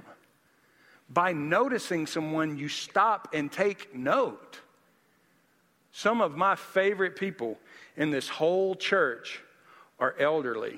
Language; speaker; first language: English; native; English